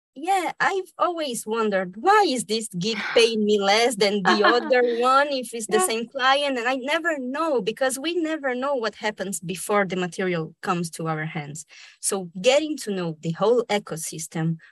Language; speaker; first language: English; non-native, fluent; Spanish